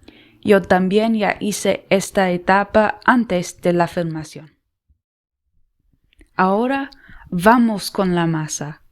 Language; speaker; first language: Spanish; non-native, learner; English